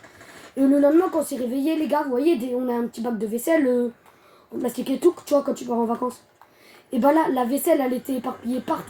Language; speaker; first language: French; native; French